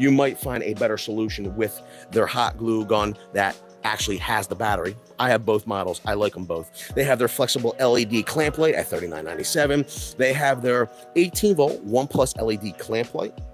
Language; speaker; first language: English; native; English